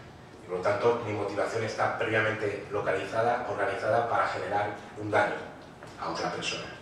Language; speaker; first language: Spanish; native; Spanish